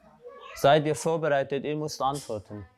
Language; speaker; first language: German; non-native, fluent; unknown